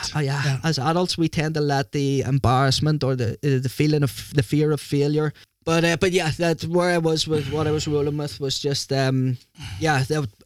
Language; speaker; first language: English; native; English